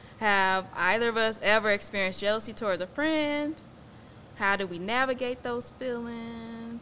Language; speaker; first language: English; native; English